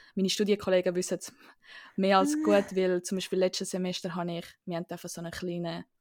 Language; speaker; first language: Swiss German; early bilingual, other home language; Sinhala